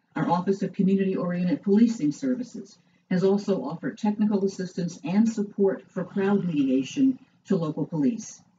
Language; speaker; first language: English; native; English